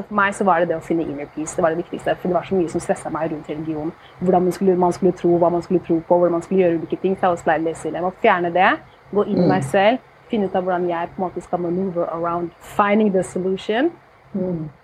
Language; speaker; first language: Norwegian; early bilingual, heritage; Norwegian